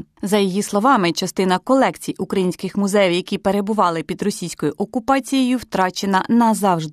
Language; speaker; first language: Ukrainian; native; Ukrainian